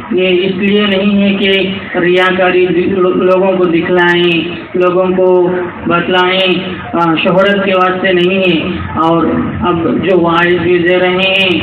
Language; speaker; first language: Urdu; native; Urdu